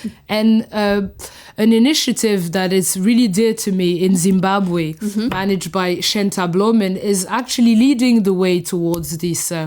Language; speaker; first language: English; non-native, fluent; French